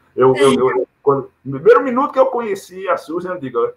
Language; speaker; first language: Portuguese; native; Portuguese